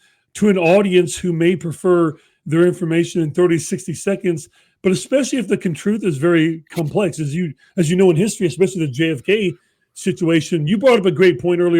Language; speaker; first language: English; native; English